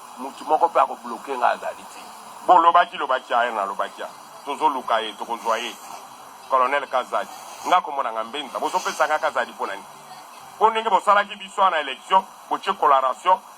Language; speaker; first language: Lingala; non-native, local second language; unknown